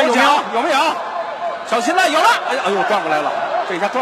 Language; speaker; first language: Chinese; native; Chinese